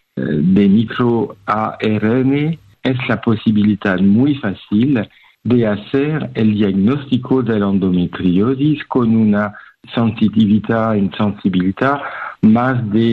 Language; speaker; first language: Spanish; non-native, fluent; French